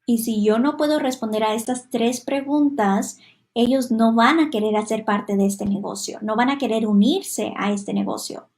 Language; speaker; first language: Spanish; non-native, fluent; Hungarian